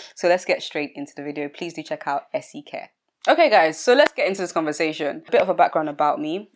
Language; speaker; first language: English; early bilingual, other home language; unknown